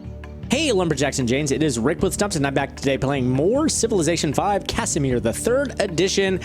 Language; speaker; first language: English; native; English